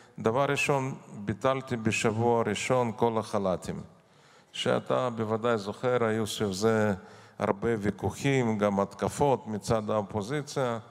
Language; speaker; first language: Hebrew; non-native, fluent; Russian